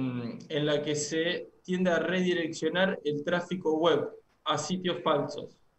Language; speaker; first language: Spanish; native; Spanish